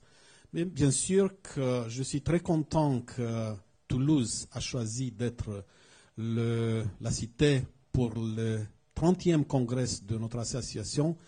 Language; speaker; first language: French; non-native, fluent; Romanian